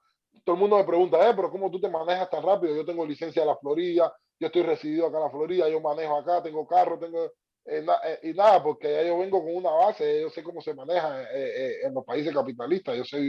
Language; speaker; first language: Spanish; native; Spanish